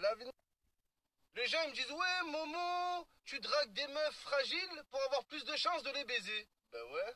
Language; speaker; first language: French; native; French